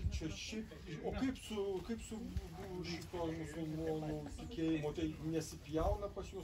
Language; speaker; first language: Lithuanian; native; Lithuanian